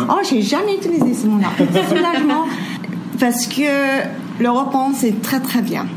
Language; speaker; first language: French; non-native, fluent; English